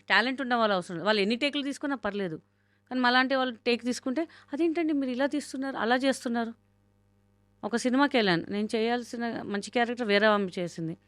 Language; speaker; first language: Telugu; non-native, local second language; Hindi